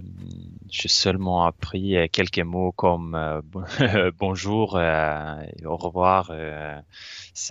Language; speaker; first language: French; non-native, learner; Swedish